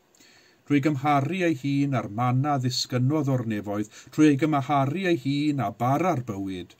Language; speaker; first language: Welsh; native; Welsh